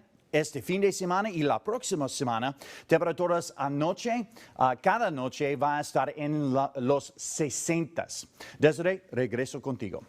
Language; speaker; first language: Spanish; non-native, learner; English